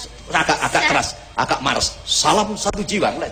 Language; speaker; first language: Indonesian; non-native, local second language; Javanese